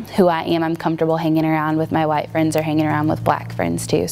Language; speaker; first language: English; native; English